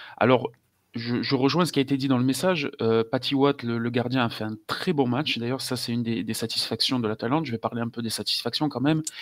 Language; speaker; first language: French; native; French